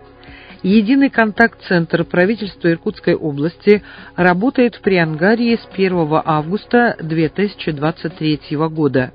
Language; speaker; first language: Russian; native; Russian